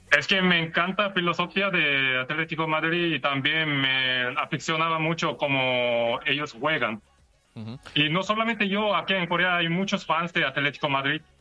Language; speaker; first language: Spanish; non-native, fluent; Korean